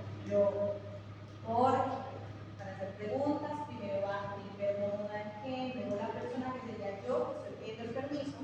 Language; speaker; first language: Spanish; non-native, fluent; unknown